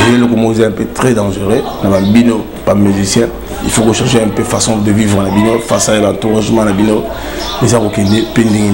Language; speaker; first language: French; non-native, local second language; Lingala